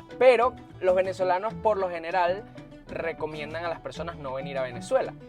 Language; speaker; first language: Spanish; native; Spanish